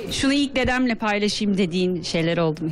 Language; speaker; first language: Turkish; native; Turkish